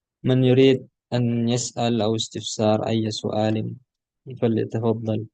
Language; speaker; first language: Arabic; non-native, fluent; Indonesian